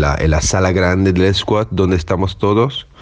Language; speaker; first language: Spanish; non-native, fluent; Italian